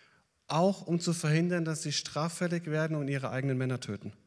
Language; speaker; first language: German; native; German